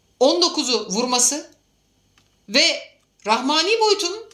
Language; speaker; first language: Turkish; native; Turkish